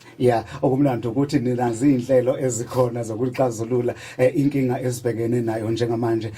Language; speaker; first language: Zulu; native; Zulu